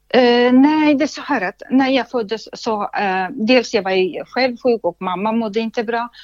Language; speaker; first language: Swedish; non-native, fluent; Russian